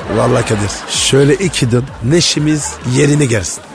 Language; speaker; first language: Turkish; non-native, fluent; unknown